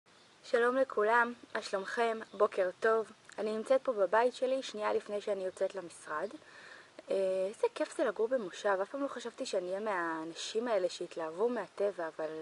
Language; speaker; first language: Hebrew; native; Hebrew